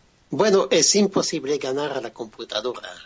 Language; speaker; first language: Spanish; non-native, fluent; French